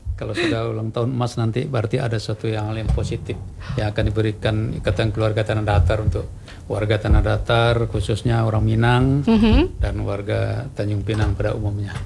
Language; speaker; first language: Indonesian; non-native, local second language; Minangkabau